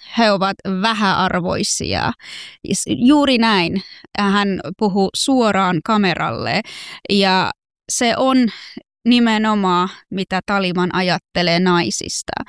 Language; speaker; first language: Finnish; non-native, fluent; Persian